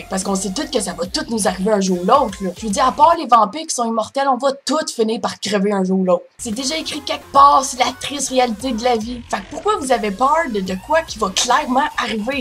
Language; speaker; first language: French; native; French